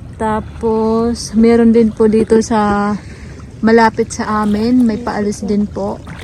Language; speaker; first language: Filipino; non-native, local second language; Waray